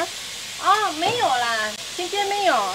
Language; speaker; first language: Chinese; non-native, fluent; Indonesian